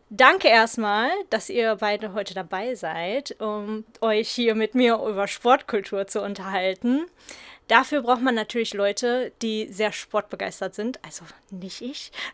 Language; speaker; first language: German; native; German